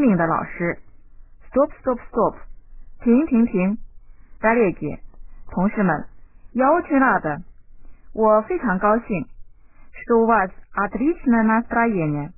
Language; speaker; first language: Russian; non-native, fluent; Chinese